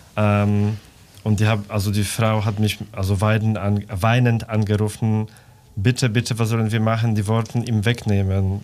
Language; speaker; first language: German; non-native, fluent; Polish